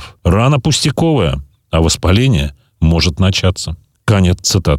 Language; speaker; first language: Russian; native; Russian